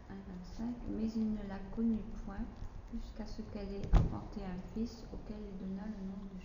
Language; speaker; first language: French; native; French